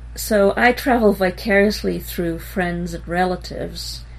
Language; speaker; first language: English; early bilingual, other home language; Hebrew